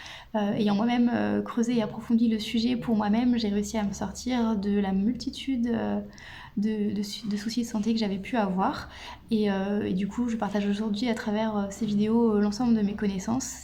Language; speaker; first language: French; native; French